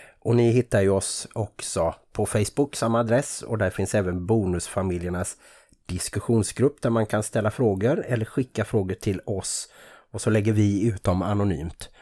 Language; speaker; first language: Swedish; native; Swedish